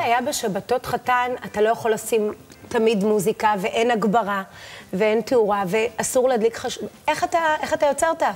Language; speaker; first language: Hebrew; native; Hebrew